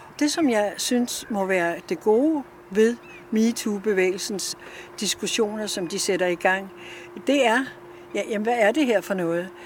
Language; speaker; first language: Danish; native; Danish